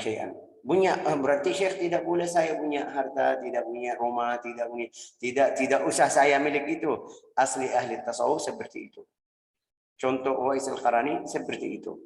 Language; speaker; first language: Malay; non-native, fluent; Arabic